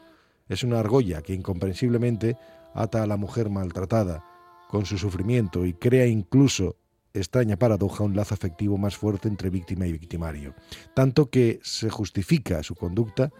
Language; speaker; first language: Spanish; native; Spanish